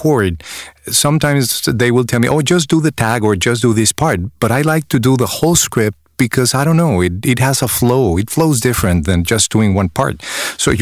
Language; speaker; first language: English; non-native, fluent; Spanish